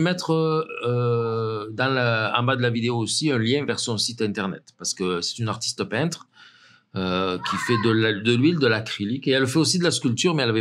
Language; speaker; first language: French; native; French